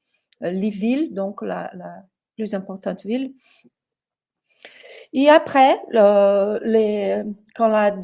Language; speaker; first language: French; non-native, fluent; Portuguese